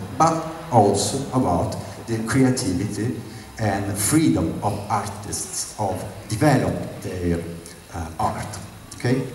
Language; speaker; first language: English; non-native, fluent; Italian